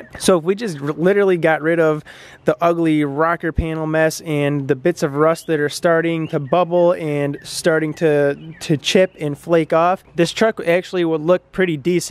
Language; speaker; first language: English; native; English